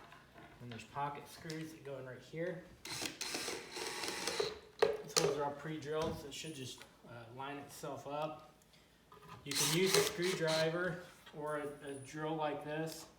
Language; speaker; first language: English; native; English